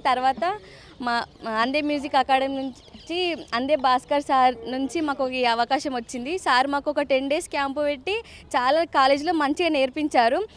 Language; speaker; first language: Telugu; native; Telugu